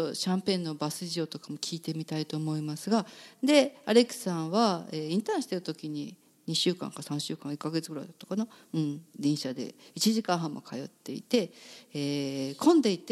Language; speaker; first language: Japanese; native; Japanese